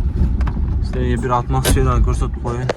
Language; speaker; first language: Kyrgyz; native; Kyrgyz